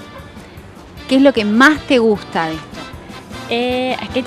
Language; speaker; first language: Spanish; native; Spanish